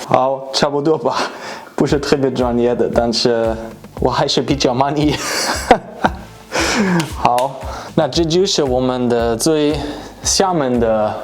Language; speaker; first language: Chinese; non-native, fluent; German